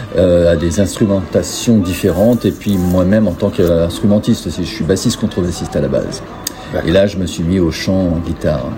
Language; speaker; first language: French; non-native, fluent; Portuguese